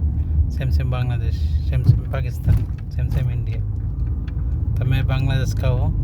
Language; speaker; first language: Hindi; non-native, learner; Bangla